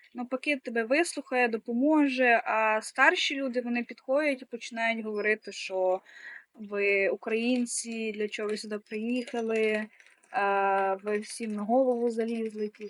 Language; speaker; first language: Ukrainian; native; Ukrainian